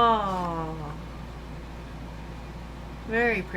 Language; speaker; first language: English; native; English